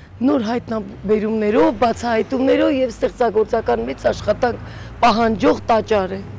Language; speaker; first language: Armenian; native; Armenian